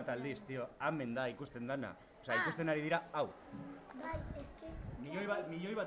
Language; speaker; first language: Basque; non-native, local second language; Spanish